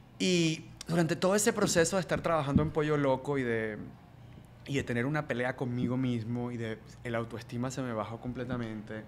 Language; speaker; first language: Spanish; native; Spanish